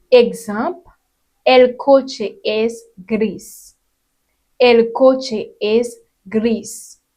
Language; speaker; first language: Spanish; non-native, fluent; Haitian Creole